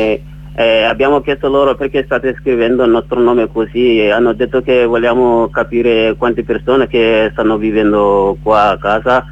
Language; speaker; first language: Italian; non-native, learner; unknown